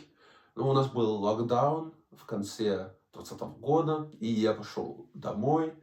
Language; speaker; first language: Russian; non-native, fluent; Danish